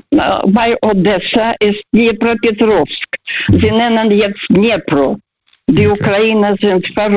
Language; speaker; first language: German; non-native, fluent; Russian